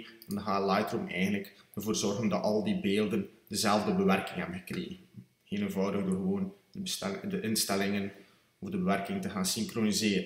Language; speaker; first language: Dutch; native; Dutch